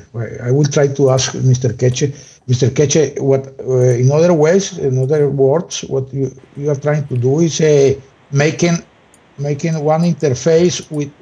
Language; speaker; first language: English; non-native, learner; Spanish